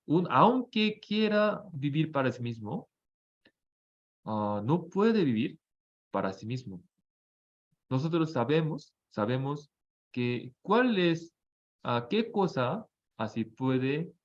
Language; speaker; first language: Spanish; non-native, fluent; Korean